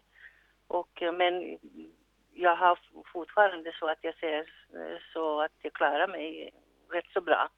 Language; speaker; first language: Swedish; non-native, local second language; Finnish